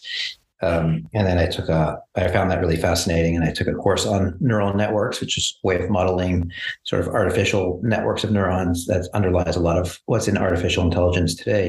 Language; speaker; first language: English; native; English